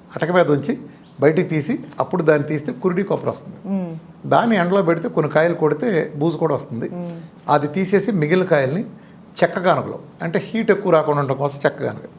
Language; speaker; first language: Telugu; native; Telugu